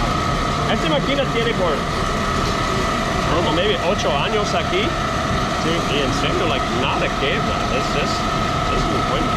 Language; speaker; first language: Spanish; non-native, learner; English